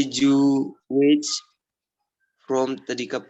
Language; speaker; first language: English; non-native, learner; Indonesian